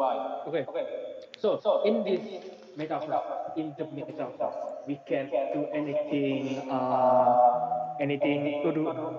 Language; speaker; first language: English; non-native, learner; Indonesian